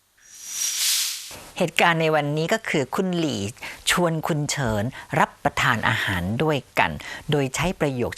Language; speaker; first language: Chinese; non-native, fluent; Thai